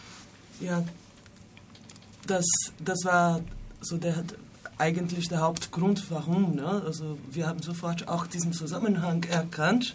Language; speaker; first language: German; non-native, fluent; Portuguese